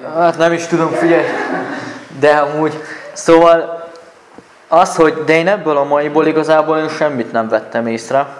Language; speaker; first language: Hungarian; native; Hungarian